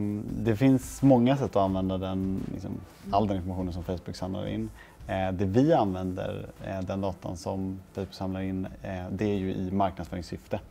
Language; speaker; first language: Swedish; native; Swedish